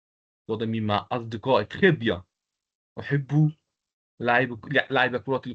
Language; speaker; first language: Arabic; non-native, local second language; Comorian